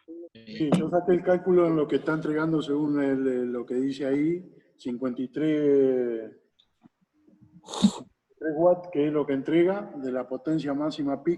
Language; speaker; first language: Spanish; native; Spanish